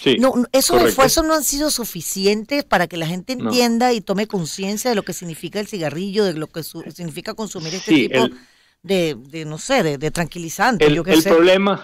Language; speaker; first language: Spanish; native; Spanish